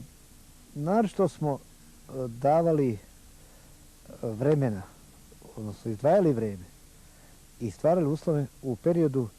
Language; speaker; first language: Bosnian; native; Bosnian